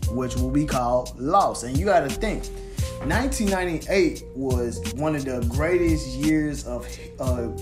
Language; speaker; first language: English; native; English